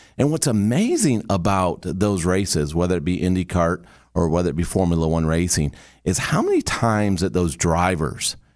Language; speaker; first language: English; native; English